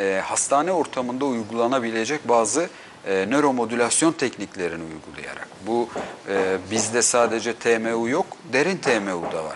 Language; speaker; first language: Turkish; native; Turkish